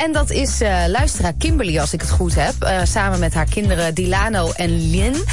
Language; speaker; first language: Dutch; native; Dutch